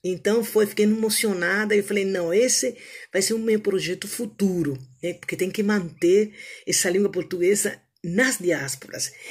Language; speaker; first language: Portuguese; native; Portuguese